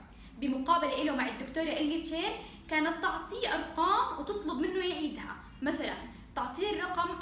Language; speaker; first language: Arabic; native; Arabic